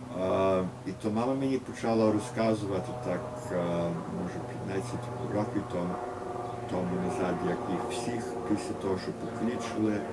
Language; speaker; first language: Ukrainian; early bilingual, heritage; Ukrainian